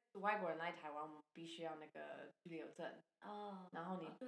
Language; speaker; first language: Chinese; non-native, fluent; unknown